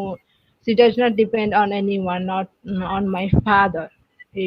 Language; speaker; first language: English; non-native, learner; Odia